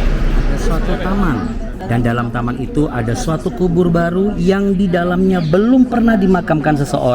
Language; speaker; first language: Indonesian; native; Indonesian